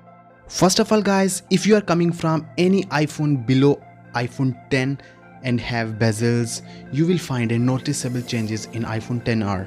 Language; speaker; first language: English; non-native, local second language; Urdu